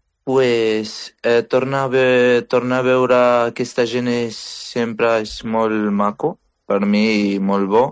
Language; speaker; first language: Catalan; non-native, fluent; Arabic